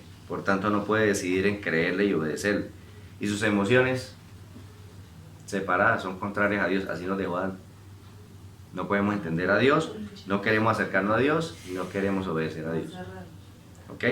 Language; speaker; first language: Spanish; native; Spanish